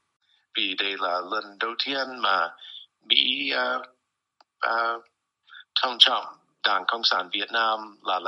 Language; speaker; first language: Vietnamese; non-native, fluent; English